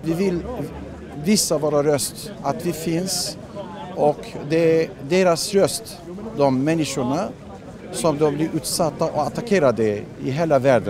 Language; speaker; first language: Swedish; non-native, fluent; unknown